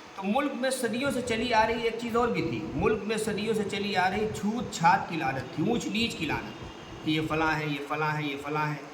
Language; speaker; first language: Urdu; native; Urdu